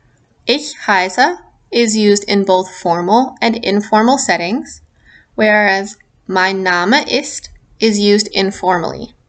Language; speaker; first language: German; non-native, fluent; English